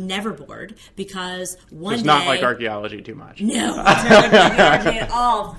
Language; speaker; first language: English; native; English